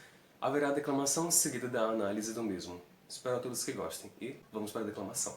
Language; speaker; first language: Portuguese; native; Portuguese